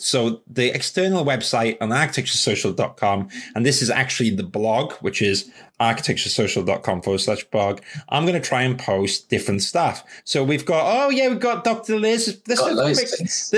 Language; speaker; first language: English; native; English